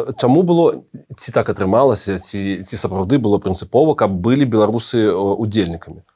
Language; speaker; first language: Belarusian; non-native, local second language; Russian